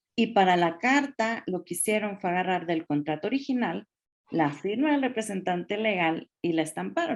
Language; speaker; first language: Spanish; native; Spanish